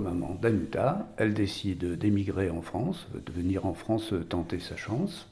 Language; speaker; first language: French; native; French